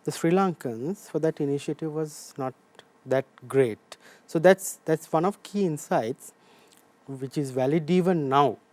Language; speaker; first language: English; non-native, local second language; Sinhala